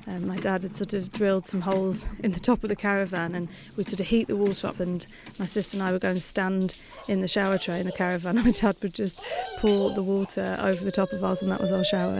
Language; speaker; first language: English; native; English